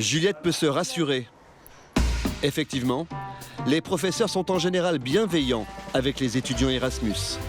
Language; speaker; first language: French; native; French